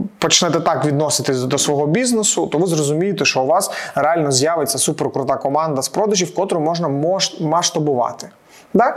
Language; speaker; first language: Ukrainian; non-native, local second language; Russian